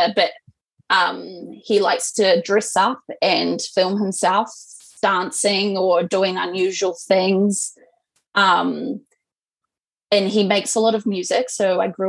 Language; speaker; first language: English; native; English